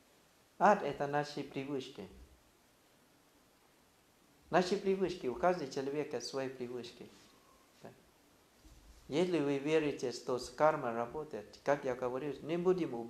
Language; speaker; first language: Russian; non-native, fluent; Thai